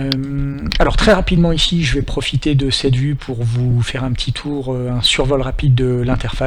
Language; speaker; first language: French; native; French